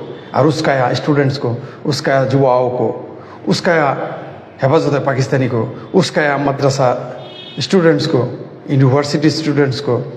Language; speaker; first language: Hindi; non-native, fluent; Bangla